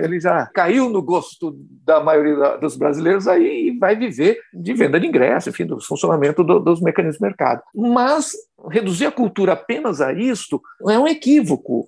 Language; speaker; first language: Portuguese; native; Portuguese